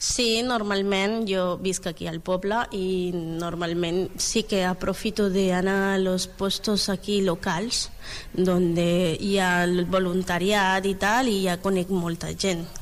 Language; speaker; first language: Catalan; non-native, learner; Spanish